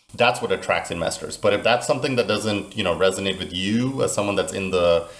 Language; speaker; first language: English; native; English